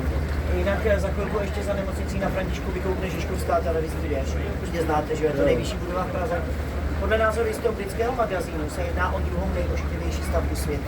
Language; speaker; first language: Czech; native; Czech